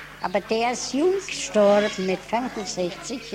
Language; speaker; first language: German; early bilingual, heritage; German